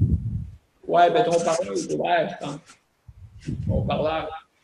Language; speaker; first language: French; native; French